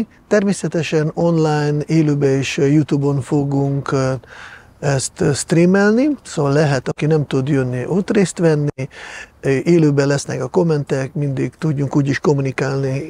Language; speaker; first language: Hungarian; non-native, fluent; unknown